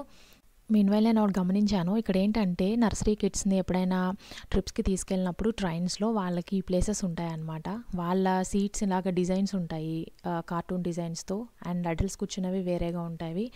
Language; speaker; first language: Telugu; native; Telugu